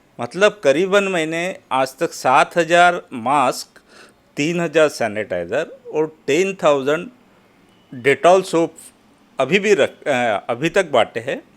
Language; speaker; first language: Hindi; non-native, local second language; Marathi